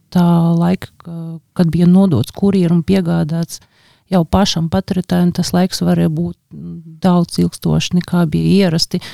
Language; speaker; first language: Latvian; non-native, local second language; Russian